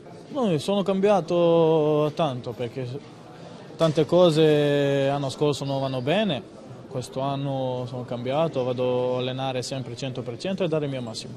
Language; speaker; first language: Italian; non-native, fluent; Serbian